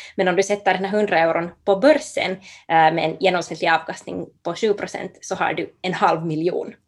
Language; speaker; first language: Swedish; native; Swedish